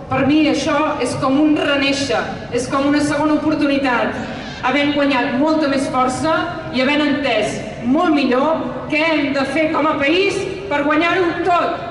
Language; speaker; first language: Catalan; native; Catalan